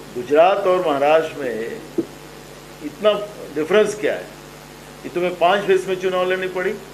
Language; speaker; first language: Hindi; non-native, local second language; Marathi